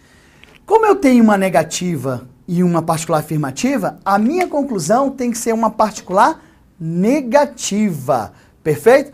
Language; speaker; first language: Portuguese; native; Portuguese